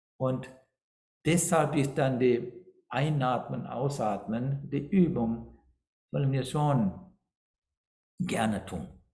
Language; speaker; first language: German; non-native, fluent; Sinhala